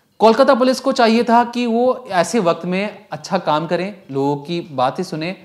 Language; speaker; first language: Hindi; native; Hindi